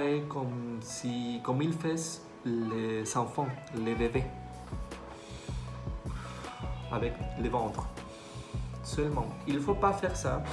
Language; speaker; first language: French; non-native, fluent; Spanish